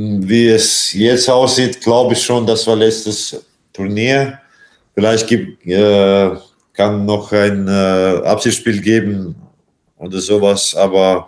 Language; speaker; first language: German; non-native, fluent; Latvian